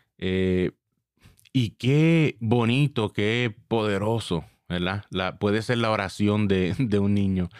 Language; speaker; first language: Spanish; early bilingual, heritage; Spanish